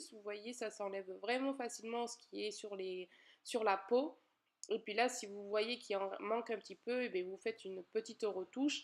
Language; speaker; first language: French; native; French